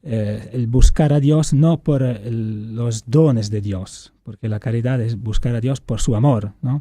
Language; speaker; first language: Spanish; non-native, fluent; Italian